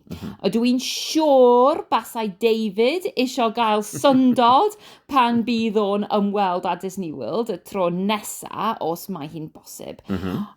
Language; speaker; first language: Welsh; non-native, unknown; English